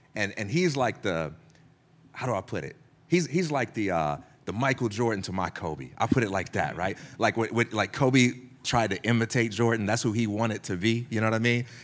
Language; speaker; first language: English; native; English